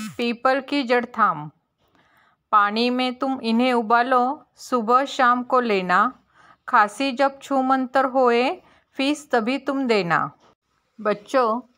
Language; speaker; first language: Hindi; non-native, local second language; Marathi